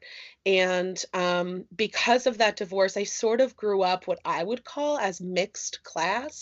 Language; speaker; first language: English; native; English